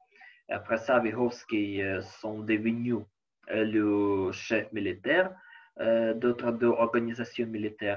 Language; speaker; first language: French; non-native, learner; Ukrainian